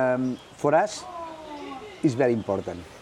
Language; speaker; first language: English; non-native, learner; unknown